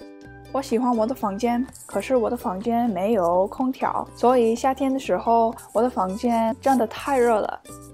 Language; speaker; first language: Chinese; non-native, learner; English